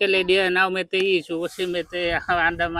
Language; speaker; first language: Portuguese; non-native, learner; Vietnamese